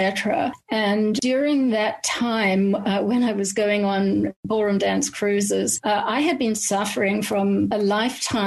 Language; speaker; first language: English; native; English